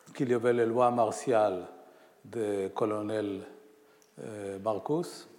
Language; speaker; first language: French; non-native, fluent; Hebrew